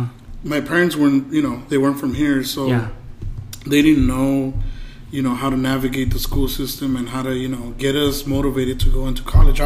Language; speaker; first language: English; early bilingual, other home language; Spanish